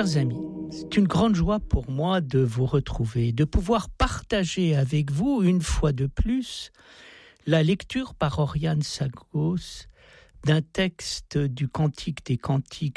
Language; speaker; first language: French; native; French